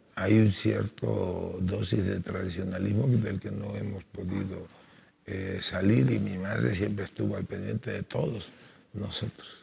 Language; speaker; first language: Spanish; native; Spanish